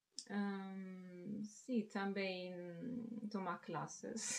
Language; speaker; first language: Portuguese; non-native, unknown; German